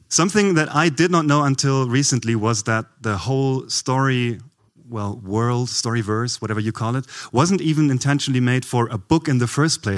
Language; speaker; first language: English; non-native, fluent; German